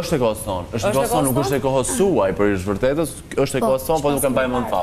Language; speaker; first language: Albanian; native; Albanian